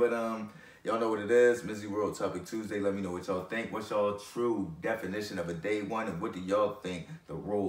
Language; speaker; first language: English; native; English